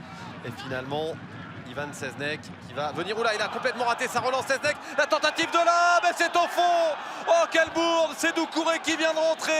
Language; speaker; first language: French; native; French